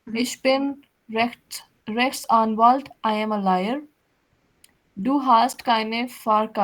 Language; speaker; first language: German; non-native, learner; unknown